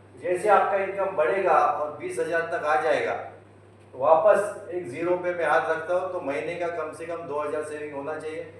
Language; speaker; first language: Hindi; non-native, local second language; Marathi